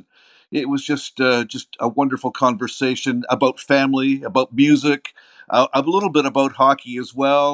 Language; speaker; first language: English; native; English